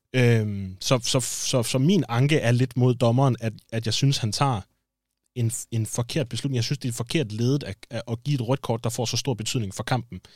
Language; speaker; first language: Danish; native; Danish